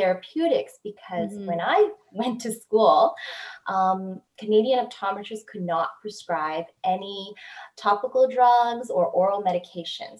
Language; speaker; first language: English; native; English